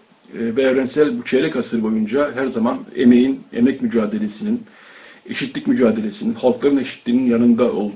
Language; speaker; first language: Turkish; native; Turkish